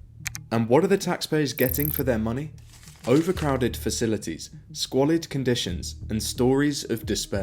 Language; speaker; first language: English; native; English